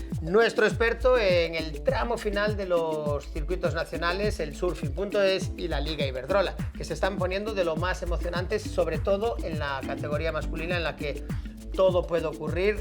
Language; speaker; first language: Spanish; native; Spanish